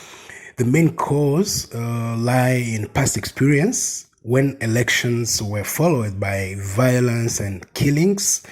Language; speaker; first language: English; non-native, fluent; Rundi